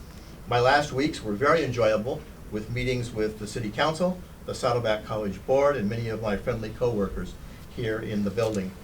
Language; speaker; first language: English; native; English